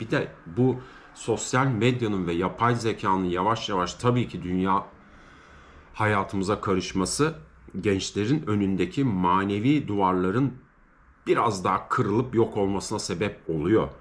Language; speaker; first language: Turkish; native; Turkish